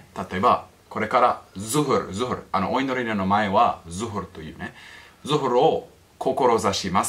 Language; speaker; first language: Japanese; non-native, fluent; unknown